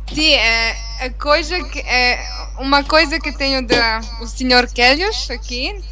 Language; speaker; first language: Portuguese; non-native, learner; Italian